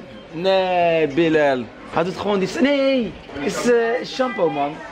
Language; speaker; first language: Dutch; native; Dutch